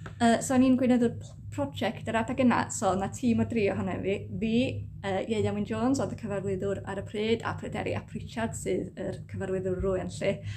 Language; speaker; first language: Welsh; native; Welsh